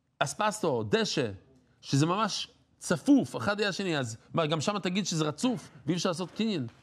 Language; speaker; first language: Hebrew; non-native, fluent; English